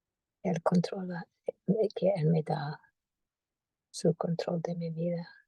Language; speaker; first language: Spanish; non-native, fluent; English